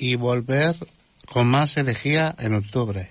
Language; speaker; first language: Spanish; non-native, local second language; Catalan